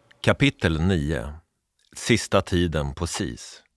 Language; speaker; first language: Swedish; native; Swedish